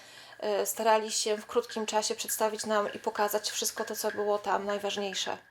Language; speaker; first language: Polish; native; Polish